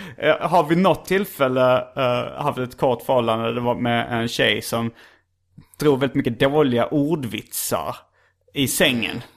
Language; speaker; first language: Swedish; native; Swedish